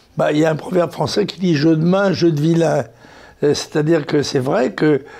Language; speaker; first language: French; native; French